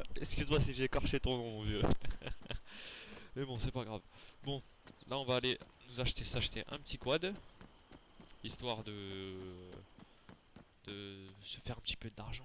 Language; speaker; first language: French; native; French